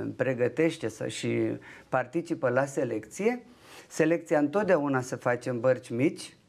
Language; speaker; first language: Romanian; non-native, local second language; Ukrainian